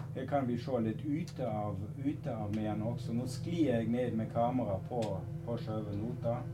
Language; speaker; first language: Norwegian; non-native, fluent; German